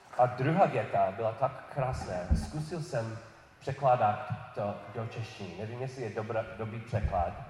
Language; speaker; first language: Czech; non-native, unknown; English